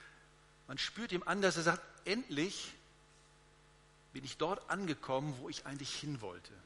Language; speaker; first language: German; native; German